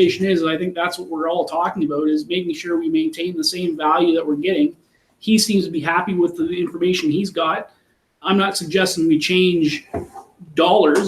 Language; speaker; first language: English; native; English